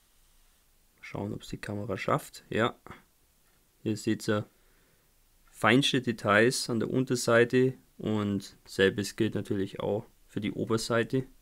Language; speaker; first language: German; native; German